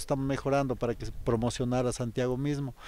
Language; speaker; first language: Spanish; native; Spanish